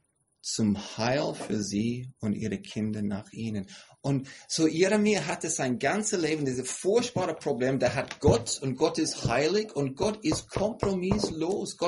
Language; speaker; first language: German; non-native, fluent; English